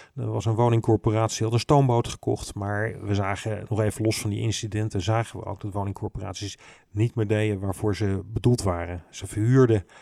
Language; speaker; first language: Dutch; native; Dutch